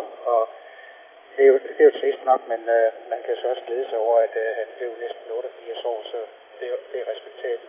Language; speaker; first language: Danish; native; Danish